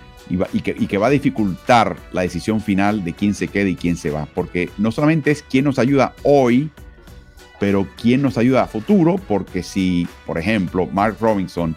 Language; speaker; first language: Spanish; native; Spanish